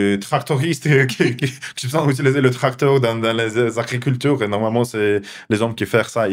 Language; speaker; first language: French; non-native, fluent; Russian